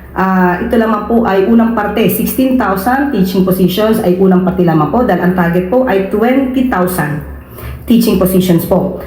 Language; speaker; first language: Filipino; native; Filipino